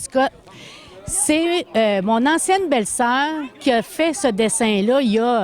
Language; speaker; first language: French; native; French